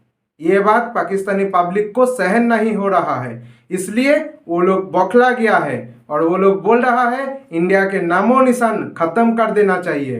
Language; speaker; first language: Hindi; non-native, local second language; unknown